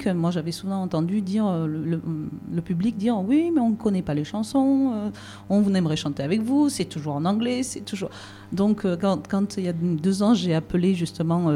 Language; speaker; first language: French; native; French